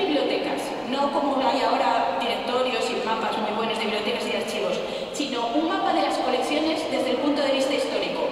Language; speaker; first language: Spanish; native; Spanish